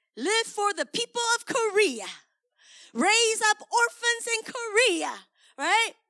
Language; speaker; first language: English; early bilingual, other home language; Korean